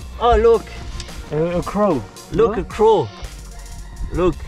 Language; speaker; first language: English; non-native, fluent; French